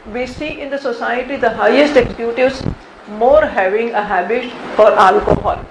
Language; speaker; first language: English; non-native, local second language; Gujarati